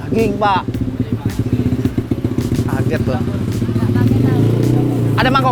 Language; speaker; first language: Indonesian; native; Indonesian